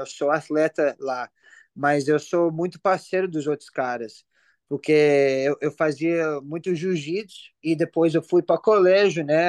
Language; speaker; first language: Portuguese; early bilingual, heritage; English